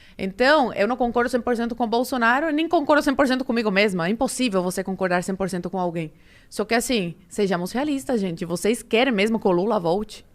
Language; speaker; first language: Portuguese; early bilingual, other home language; Spanish